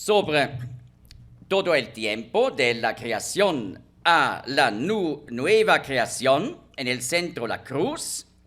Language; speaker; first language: Spanish; non-native, fluent; German